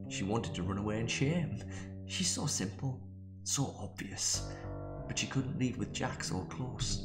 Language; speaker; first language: English; native; English